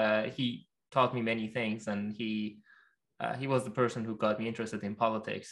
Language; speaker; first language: English; non-native, fluent; Persian